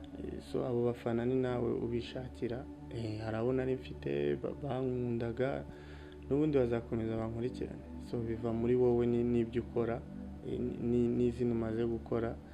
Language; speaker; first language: Kinyarwanda; native; Kinyarwanda